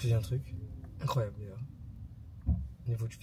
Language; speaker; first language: French; native; French